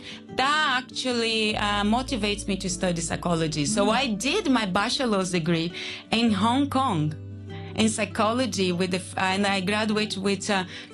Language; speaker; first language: English; non-native, fluent; Portuguese